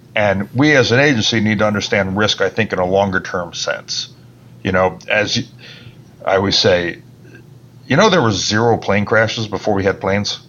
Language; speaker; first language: English; native; English